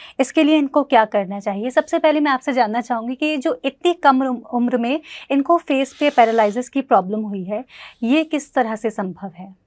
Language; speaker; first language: Hindi; native; Hindi